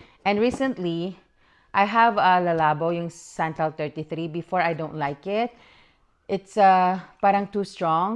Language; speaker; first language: English; non-native, local second language; Filipino